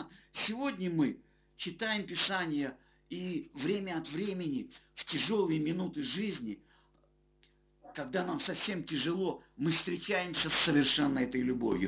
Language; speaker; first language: Russian; native; Russian